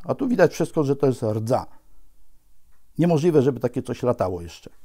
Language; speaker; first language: Polish; native; Polish